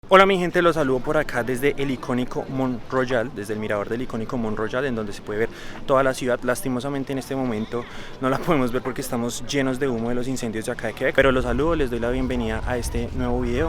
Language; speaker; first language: Spanish; native; Spanish